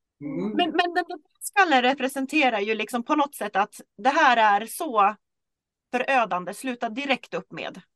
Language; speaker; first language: Swedish; native; Swedish